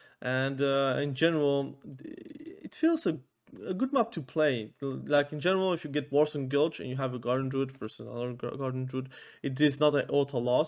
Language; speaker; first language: English; non-native, fluent; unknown